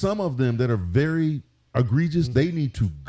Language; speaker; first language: English; native; English